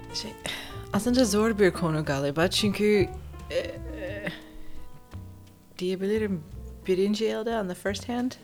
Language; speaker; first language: Turkish; non-native, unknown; English